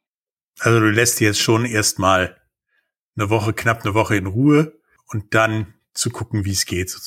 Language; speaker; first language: German; native; German